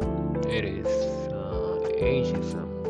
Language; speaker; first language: English; non-native, learner; Japanese